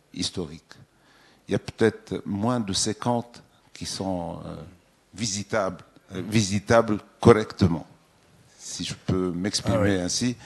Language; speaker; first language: French; non-native, local second language; Arabic